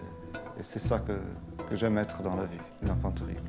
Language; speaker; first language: French; non-native, fluent; Portuguese